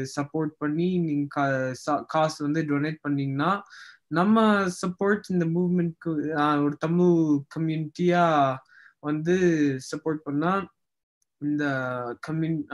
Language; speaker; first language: Tamil; early bilingual, heritage; Tamil